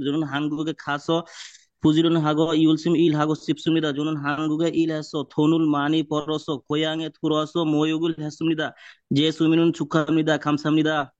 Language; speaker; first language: Korean; non-native, learner; Bangla